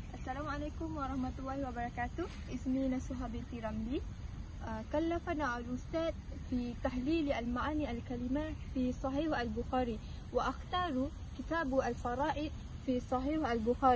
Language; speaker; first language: Arabic; non-native, learner; Malay